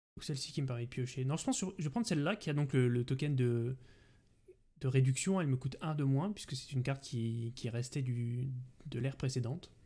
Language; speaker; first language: French; native; French